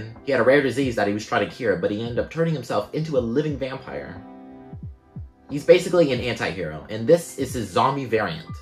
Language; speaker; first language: English; native; English